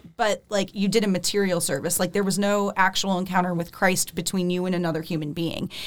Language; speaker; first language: English; native; English